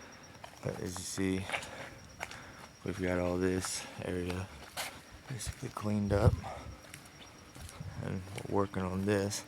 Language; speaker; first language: English; native; English